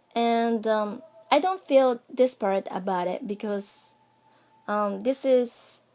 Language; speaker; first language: English; non-native, fluent; Japanese